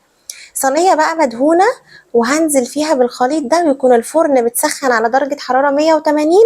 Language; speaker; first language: Arabic; native; Arabic